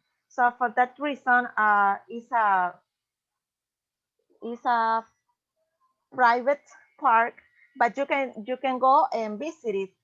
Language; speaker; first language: English; non-native, learner; Spanish